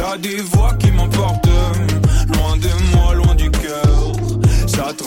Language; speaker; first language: French; native; French